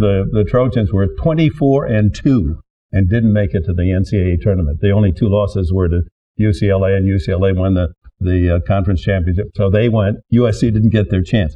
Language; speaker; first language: English; native; English